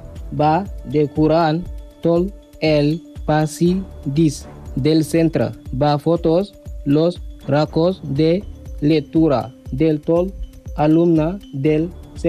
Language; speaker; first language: Catalan; non-native, learner; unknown